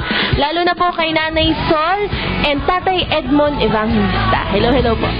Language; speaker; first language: Filipino; native; Filipino